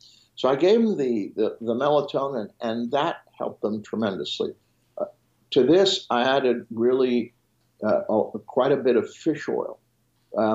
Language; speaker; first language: English; non-native, fluent; French